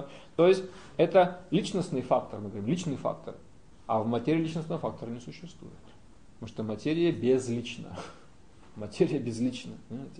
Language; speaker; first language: Russian; native; Russian